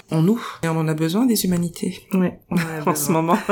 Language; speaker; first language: French; native; French